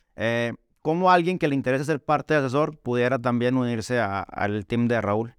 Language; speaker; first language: Spanish; native; Spanish